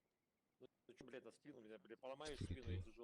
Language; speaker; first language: Russian; native; Russian